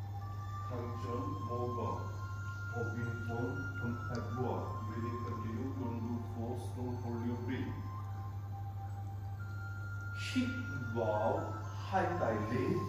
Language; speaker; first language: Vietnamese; non-native, learner; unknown